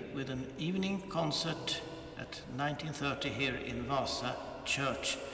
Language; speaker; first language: English; non-native, fluent; Swedish